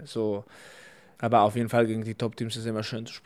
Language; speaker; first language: German; non-native, fluent; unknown